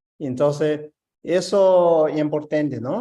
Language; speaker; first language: Spanish; non-native, learner; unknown